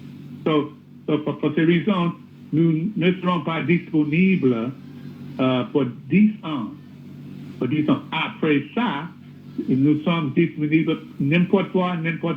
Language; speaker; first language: French; non-native, learner; English